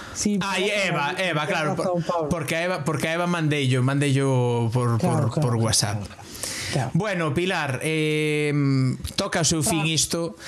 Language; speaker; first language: Galician; non-native, local second language; Spanish